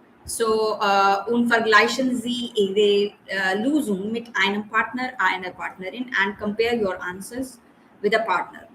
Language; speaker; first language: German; non-native, learner; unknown